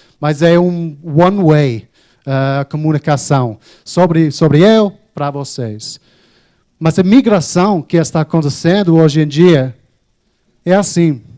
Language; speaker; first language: Portuguese; non-native, fluent; English